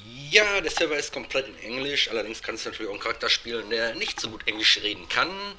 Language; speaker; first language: German; native; German